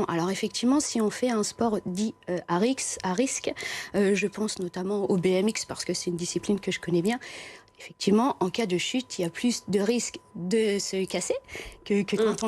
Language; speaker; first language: French; native; French